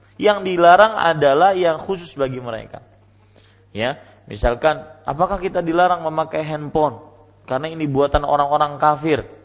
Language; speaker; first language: Indonesian; non-native, local second language; Banjar